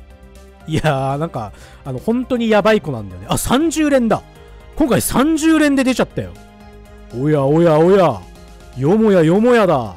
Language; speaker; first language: Japanese; native; Japanese